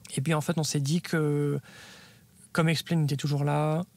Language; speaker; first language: French; native; French